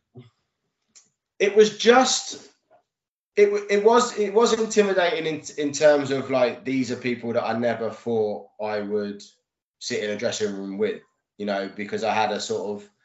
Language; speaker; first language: English; native; English